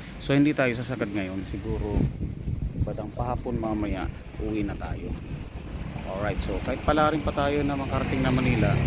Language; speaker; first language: Filipino; native; Filipino